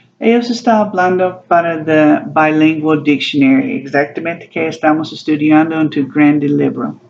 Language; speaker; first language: Spanish; non-native, learner; English